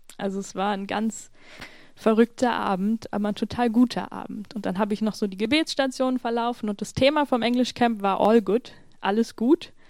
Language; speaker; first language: German; native; German